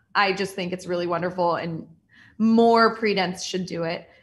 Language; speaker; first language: English; native; English